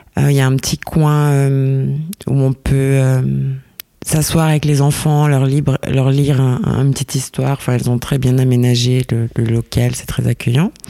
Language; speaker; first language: French; native; French